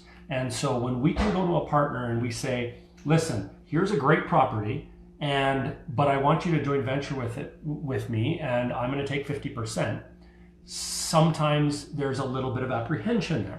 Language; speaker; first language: English; native; English